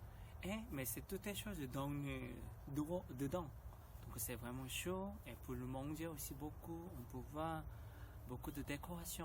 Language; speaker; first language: French; non-native, learner; Korean